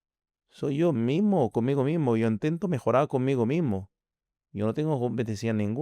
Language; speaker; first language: Spanish; non-native, fluent; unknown